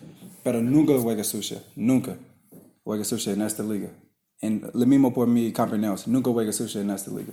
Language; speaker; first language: Spanish; non-native, learner; English